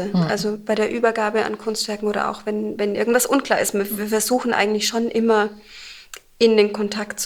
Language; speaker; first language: German; native; German